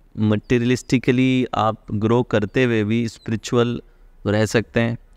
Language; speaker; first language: Hindi; native; Hindi